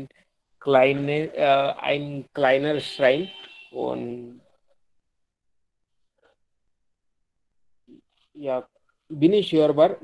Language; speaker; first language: German; non-native, learner; Hindi